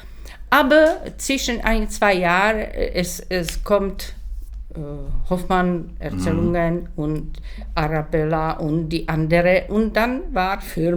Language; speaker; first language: German; non-native, learner; Czech